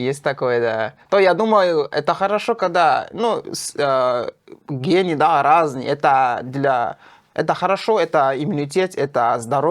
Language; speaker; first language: Russian; non-native, fluent; French